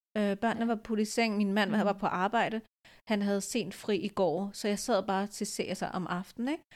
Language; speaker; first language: Danish; early bilingual, other home language; Urdu